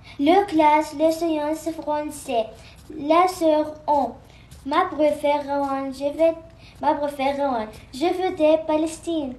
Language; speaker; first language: French; non-native, learner; Arabic